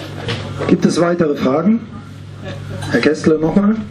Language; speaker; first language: German; native; German